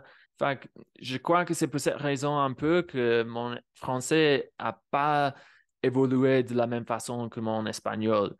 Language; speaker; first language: French; non-native, fluent; English